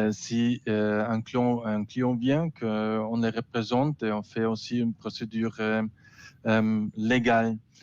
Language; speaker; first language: French; non-native, learner; German